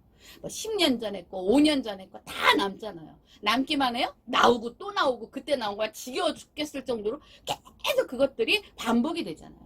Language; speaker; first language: Korean; native; Korean